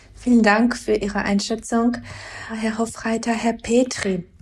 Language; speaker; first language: German; non-native, fluent; Georgian